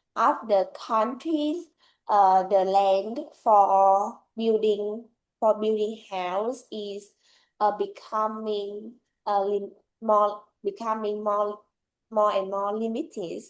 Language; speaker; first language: English; non-native, learner; Vietnamese